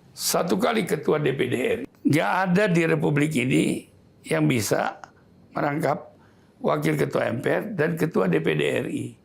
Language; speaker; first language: Indonesian; native; Indonesian